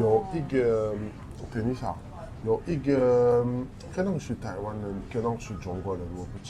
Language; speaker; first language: Chinese; non-native, learner; French